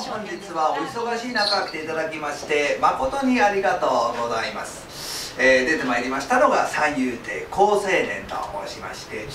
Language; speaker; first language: Japanese; non-native, fluent; Swedish